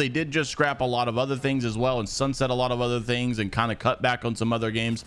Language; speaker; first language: English; native; English